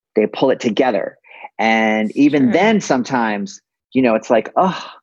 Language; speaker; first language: English; native; English